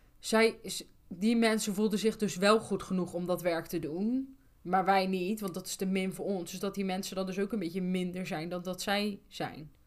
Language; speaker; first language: Dutch; native; Dutch